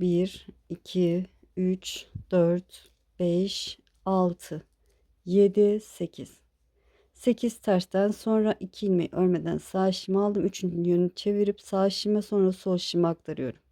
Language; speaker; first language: Turkish; native; Turkish